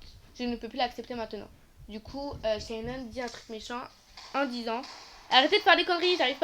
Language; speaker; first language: French; native; French